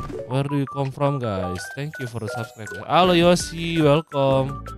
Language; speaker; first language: English; non-native, learner; Indonesian